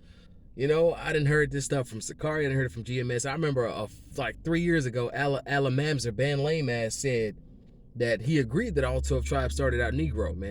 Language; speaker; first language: English; native; English